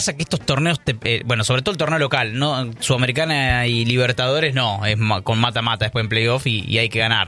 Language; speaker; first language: Spanish; native; Spanish